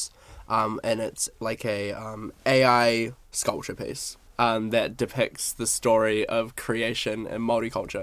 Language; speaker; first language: English; native; English